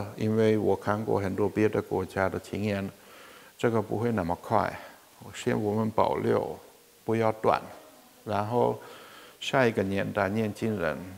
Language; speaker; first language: Chinese; non-native, fluent; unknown